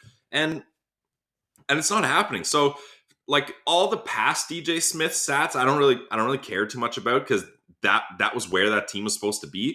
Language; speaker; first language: English; native; English